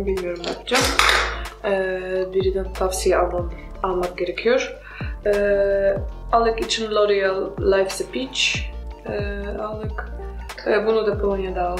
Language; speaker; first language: Turkish; non-native, fluent; Polish